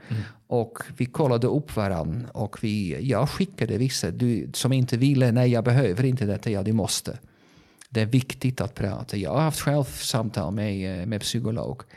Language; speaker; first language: Swedish; non-native, fluent; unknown